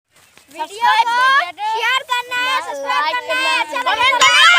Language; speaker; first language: Hindi; non-native, local second language; Assamese